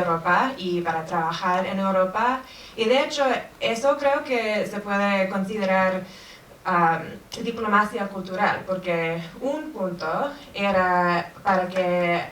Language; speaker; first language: Spanish; non-native, fluent; English